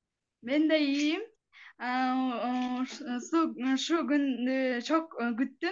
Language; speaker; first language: Turkish; non-native, learner; Kyrgyz